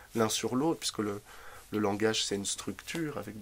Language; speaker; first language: French; native; French